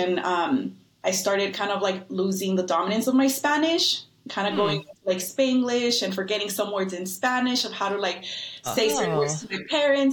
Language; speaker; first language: English; native; English